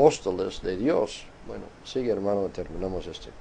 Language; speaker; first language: Spanish; non-native, fluent; English